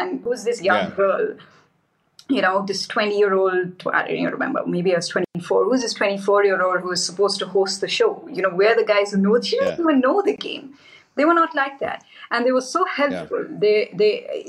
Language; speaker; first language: English; non-native, local second language; Hindi